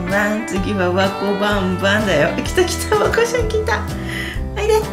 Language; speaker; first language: Japanese; native; Japanese